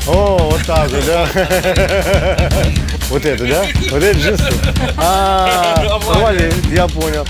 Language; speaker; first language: Russian; native; Russian